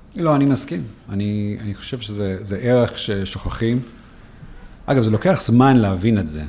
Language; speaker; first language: Hebrew; non-native, fluent; English